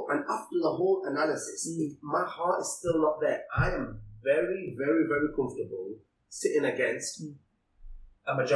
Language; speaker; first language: English; early bilingual, other home language; Cantonese